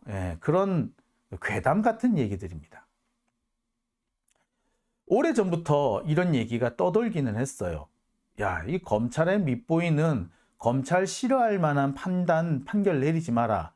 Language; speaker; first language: Korean; native; Korean